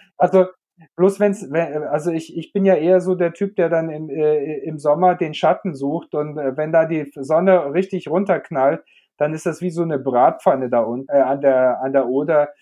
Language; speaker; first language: German; native; German